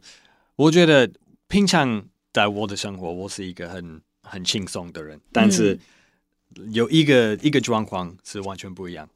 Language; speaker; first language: Chinese; non-native, fluent; English